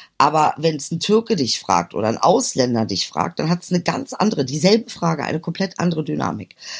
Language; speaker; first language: German; early bilingual, other home language; Turkish